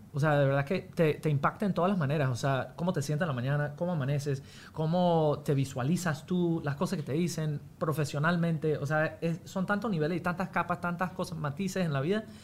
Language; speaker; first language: Spanish; non-native, fluent; English